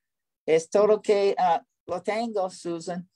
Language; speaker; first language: Spanish; non-native, learner; English